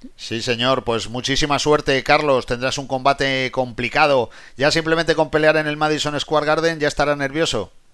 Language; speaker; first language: Spanish; native; Spanish